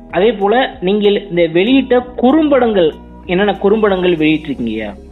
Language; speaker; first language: Tamil; native; Tamil